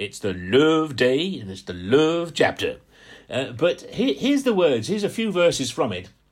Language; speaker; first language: English; native; English